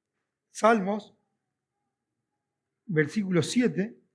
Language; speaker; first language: Spanish; native; Spanish